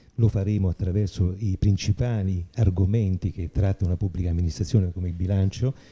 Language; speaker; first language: Italian; native; Italian